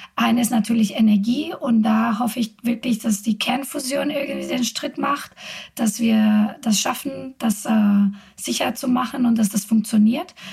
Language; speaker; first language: German; non-native, fluent; Spanish